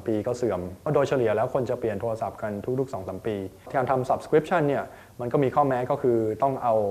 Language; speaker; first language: Thai; native; Thai